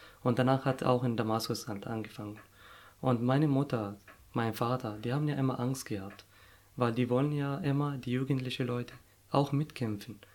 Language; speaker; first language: German; non-native, fluent; Arabic